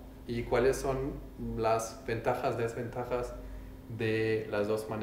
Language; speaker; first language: Spanish; non-native, learner; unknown